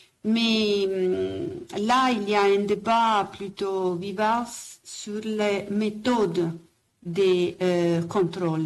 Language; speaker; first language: French; non-native, fluent; Italian